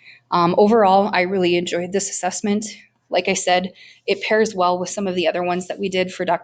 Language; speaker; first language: English; native; English